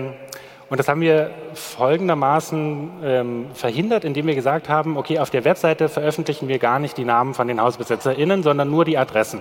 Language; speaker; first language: German; native; German